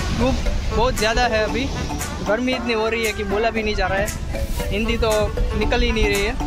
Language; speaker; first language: Hindi; non-native, local second language; Gujarati